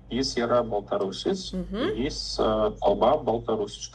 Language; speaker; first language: Lithuanian; non-native, learner; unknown